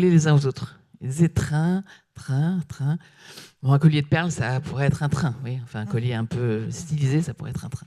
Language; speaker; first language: French; native; French